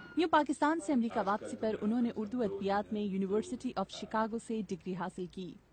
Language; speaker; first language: Urdu; native; Urdu